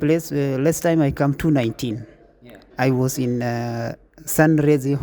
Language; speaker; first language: English; non-native, learner; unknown